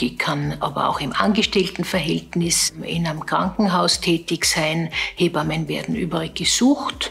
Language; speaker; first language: German; native; German